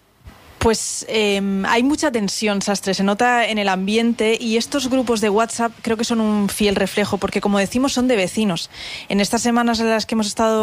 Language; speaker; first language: Spanish; native; Spanish